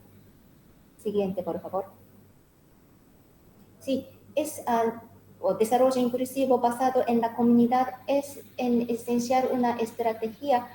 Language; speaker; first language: Spanish; non-native, learner; Japanese